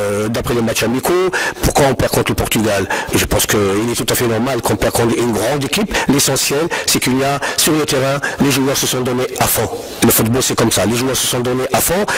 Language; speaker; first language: French; non-native, local second language; Arabic